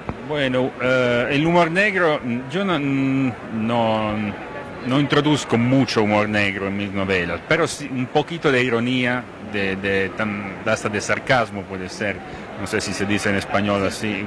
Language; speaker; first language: Spanish; non-native, fluent; Italian